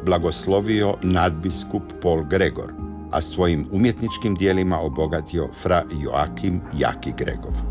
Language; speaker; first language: Croatian; native; Croatian